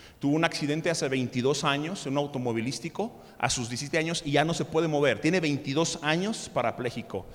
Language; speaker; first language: Spanish; early bilingual, other home language; English